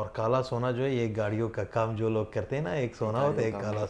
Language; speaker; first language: Hindi; non-native, fluent; Pashto